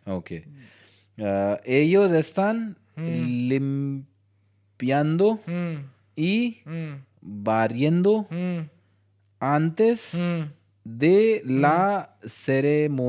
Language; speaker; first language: Spanish; non-native, learner; Hindi